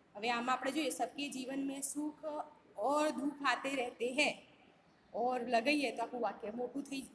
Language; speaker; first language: Hindi; non-native, local second language; Gujarati